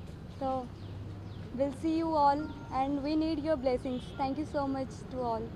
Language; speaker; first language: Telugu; non-native, local second language; Odia